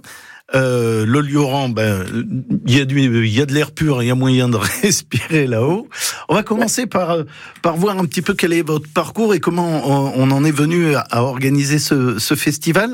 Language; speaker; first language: French; native; French